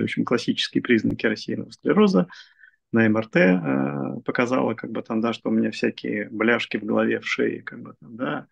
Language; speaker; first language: Russian; native; Russian